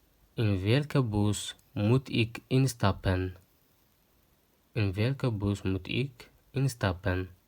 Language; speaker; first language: Dutch; non-native, fluent; Tigrinya